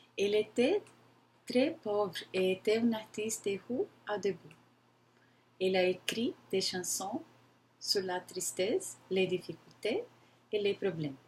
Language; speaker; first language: French; non-native, learner; Portuguese